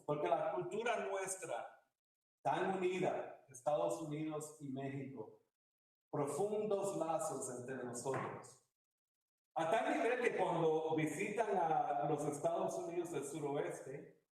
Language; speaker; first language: Spanish; early bilingual, heritage; Spanish